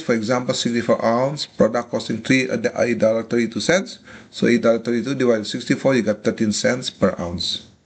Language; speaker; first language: English; non-native, fluent; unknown